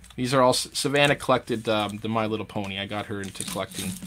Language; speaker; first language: English; native; English